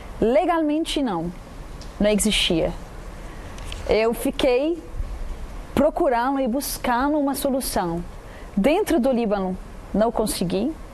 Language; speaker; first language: Portuguese; non-native, fluent; Arabic